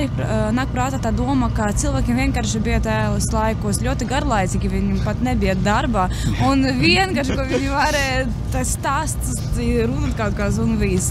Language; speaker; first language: Latvian; non-native, local second language; Russian